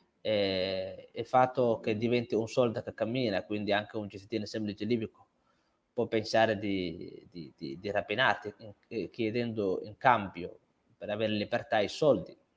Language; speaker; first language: Italian; non-native, fluent; Somali